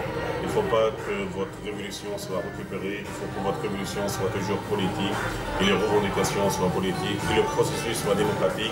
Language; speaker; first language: French; non-native, fluent; Arabic